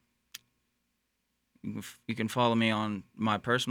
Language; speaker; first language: English; native; English